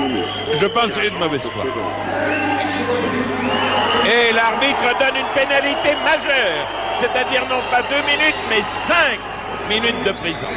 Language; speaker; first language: French; native; French